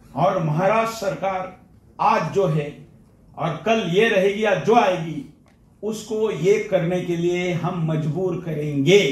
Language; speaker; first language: Hindi; non-native, local second language; Marathi